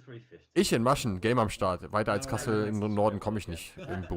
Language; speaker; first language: German; native; German